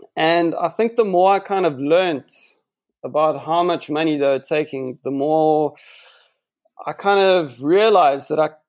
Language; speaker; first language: English; native; English